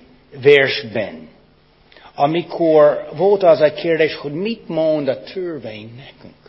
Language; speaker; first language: Hungarian; non-native, fluent; English